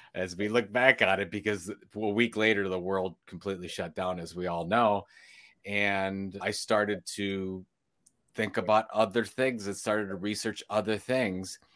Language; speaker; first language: English; early bilingual, other home language; Italian